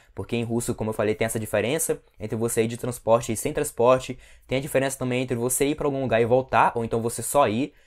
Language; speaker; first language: Portuguese; native; Portuguese